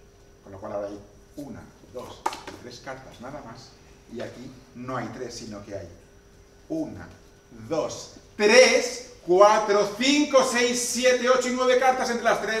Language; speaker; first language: Spanish; native; Spanish